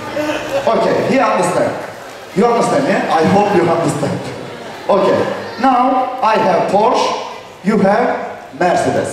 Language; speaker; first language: English; non-native, learner; Arabic